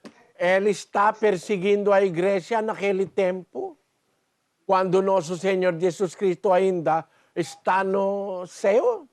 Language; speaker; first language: Portuguese; non-native, learner; Filipino